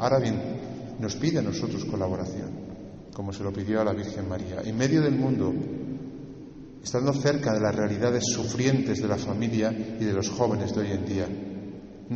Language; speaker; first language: Spanish; native; Spanish